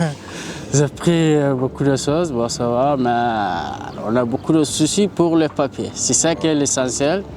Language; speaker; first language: French; non-native, learner; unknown